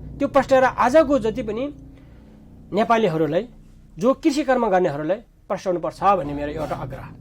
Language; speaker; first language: Nepali; non-native, local second language; Sherpa